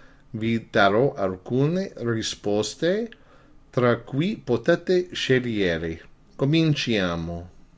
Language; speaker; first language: Italian; non-native, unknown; English